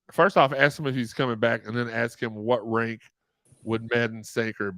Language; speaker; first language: English; native; English